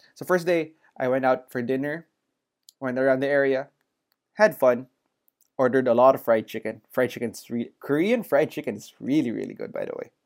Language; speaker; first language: English; non-native, local second language; Filipino